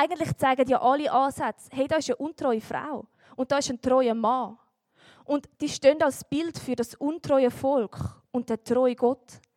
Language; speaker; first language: German; native; German